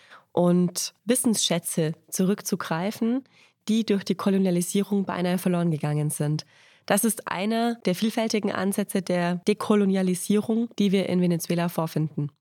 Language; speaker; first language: German; native; German